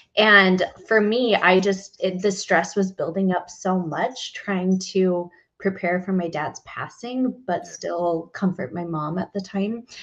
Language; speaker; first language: English; native; English